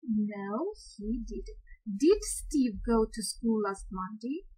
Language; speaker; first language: English; non-native, fluent; Ukrainian